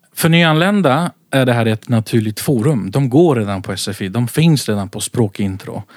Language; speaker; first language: Swedish; early bilingual, other home language; Central Kurdish